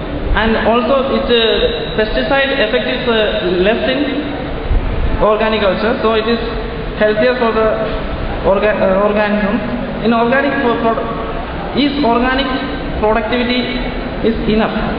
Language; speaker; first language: English; non-native, local second language; Malayalam